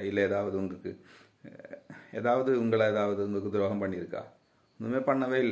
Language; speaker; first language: Tamil; non-native, learner; Malayalam